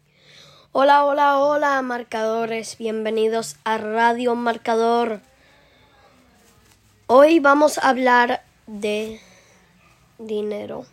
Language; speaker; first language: Spanish; early bilingual, heritage; Spanish